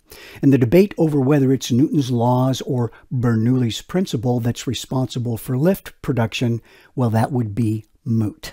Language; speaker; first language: English; native; English